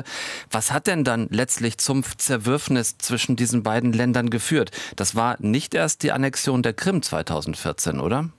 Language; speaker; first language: German; native; German